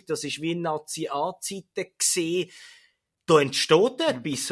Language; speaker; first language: German; native; German